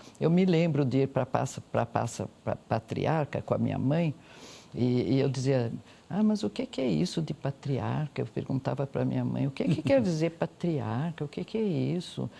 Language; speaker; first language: Portuguese; native; Portuguese